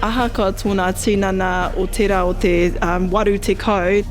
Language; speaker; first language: Māori; non-native, local second language; English